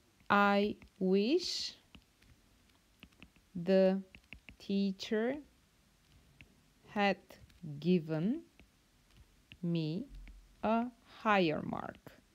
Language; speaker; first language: English; non-native, fluent; Bulgarian